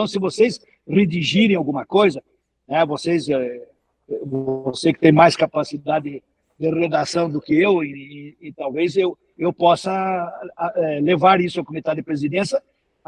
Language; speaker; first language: Portuguese; native; Portuguese